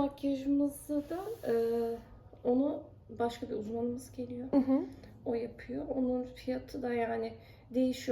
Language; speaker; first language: Turkish; native; Turkish